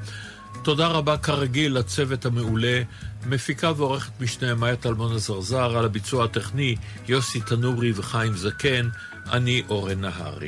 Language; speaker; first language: Hebrew; native; Hebrew